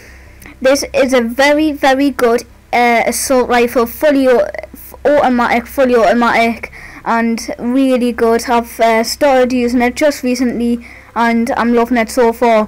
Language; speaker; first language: English; native; English